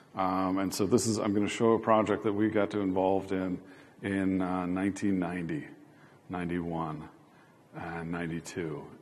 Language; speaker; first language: English; native; English